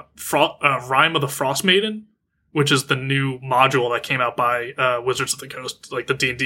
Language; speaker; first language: English; native; English